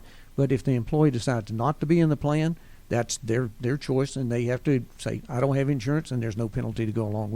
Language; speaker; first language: English; native; English